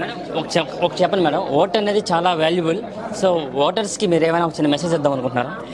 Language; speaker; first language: Telugu; native; Telugu